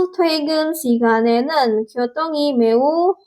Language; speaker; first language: Korean; non-native, learner; Indonesian